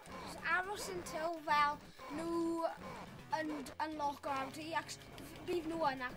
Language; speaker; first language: Welsh; non-native, local second language; English